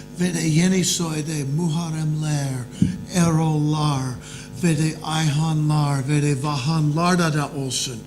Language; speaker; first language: Turkish; non-native, learner; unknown